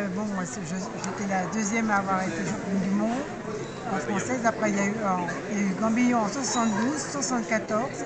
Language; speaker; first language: French; native; French